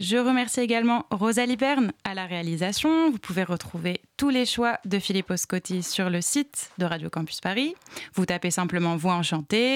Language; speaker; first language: French; native; French